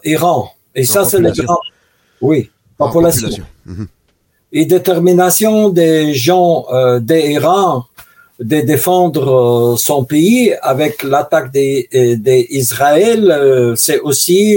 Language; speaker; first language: French; non-native, learner; Russian